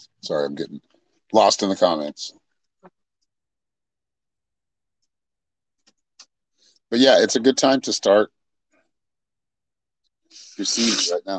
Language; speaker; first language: English; native; English